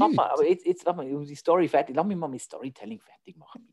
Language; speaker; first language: German; native; German